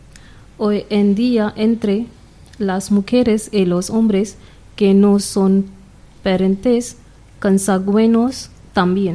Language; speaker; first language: Spanish; non-native, learner; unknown